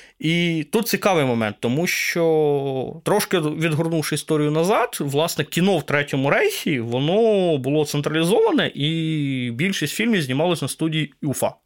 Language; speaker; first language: Ukrainian; native; Ukrainian